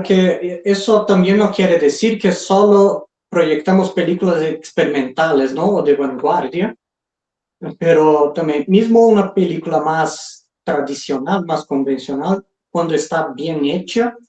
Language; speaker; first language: Spanish; non-native, fluent; Portuguese